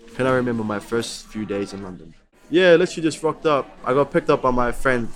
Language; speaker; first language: English; native; English